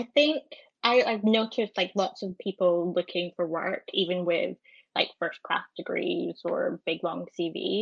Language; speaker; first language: English; native; English